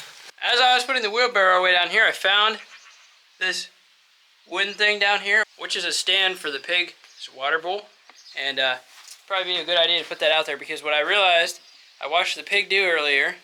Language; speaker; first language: English; native; English